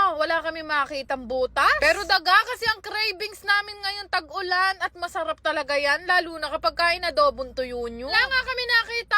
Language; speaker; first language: Filipino; non-native, local second language; Pampanga